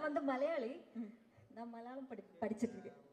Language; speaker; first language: Tamil; non-native, learner; Malayalam